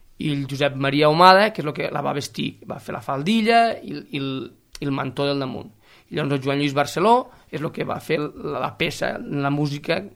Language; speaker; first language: Catalan; native; Catalan